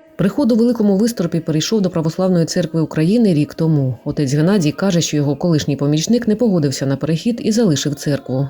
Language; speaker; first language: Ukrainian; native; Ukrainian